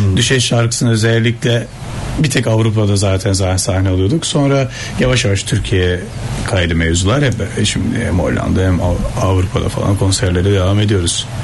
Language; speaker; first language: Turkish; early bilingual, heritage; Turkish